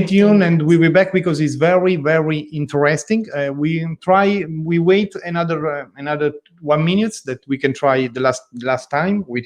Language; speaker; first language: English; non-native, learner; Italian